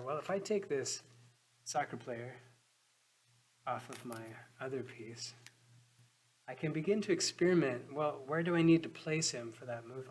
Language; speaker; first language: English; native; English